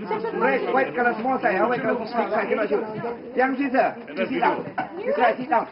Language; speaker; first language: English; non-native, learner; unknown